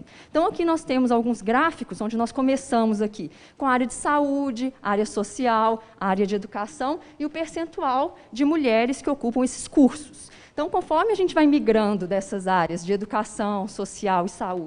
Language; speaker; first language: Portuguese; native; Portuguese